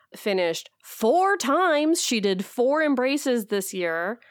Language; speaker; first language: English; native; English